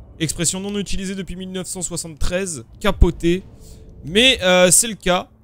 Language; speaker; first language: French; native; French